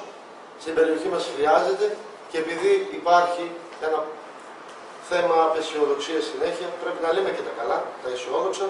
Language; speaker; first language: Greek; native; Greek